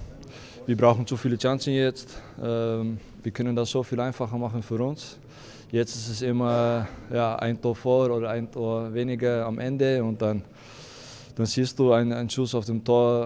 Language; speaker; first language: German; non-native, fluent; Dutch